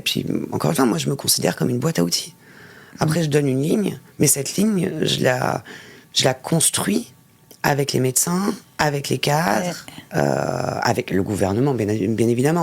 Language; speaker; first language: French; native; French